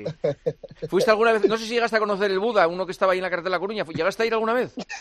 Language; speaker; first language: Spanish; native; Spanish